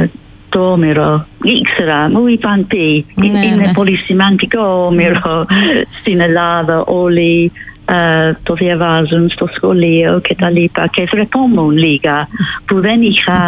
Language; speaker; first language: Greek; non-native, fluent; English